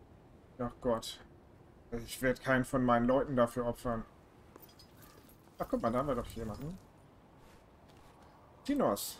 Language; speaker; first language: German; native; German